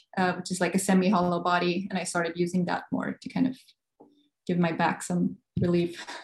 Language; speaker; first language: English; non-native, fluent; Swedish